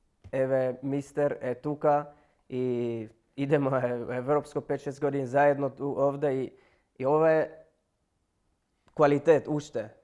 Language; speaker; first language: Macedonian; non-native, learner; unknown